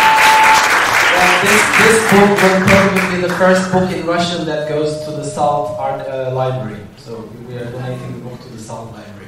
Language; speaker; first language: English; non-native, fluent; Turkish